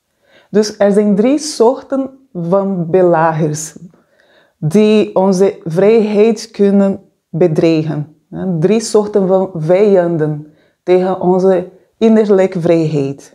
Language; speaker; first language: Dutch; non-native, fluent; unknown